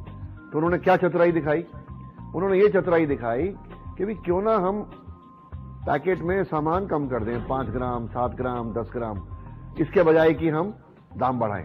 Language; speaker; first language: Hindi; native; Hindi